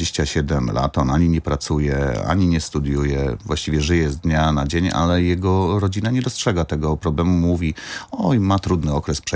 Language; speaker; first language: Polish; native; Polish